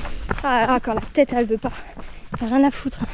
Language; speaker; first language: French; native; French